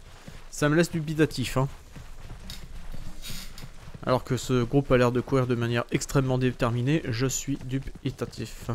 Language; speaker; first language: French; native; French